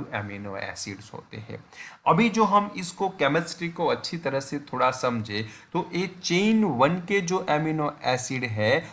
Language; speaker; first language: Hindi; non-native, local second language; Gujarati